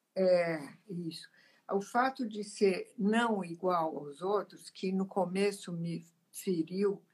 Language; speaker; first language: Portuguese; early bilingual, other home language; Italian